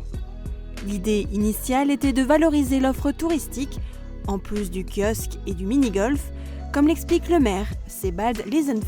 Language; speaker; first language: French; native; French